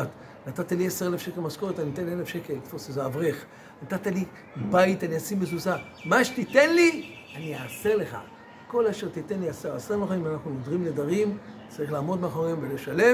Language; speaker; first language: Hebrew; native; Hebrew